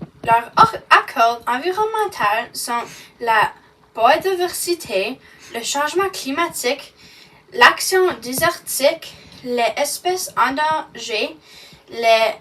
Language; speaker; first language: French; non-native, learner; English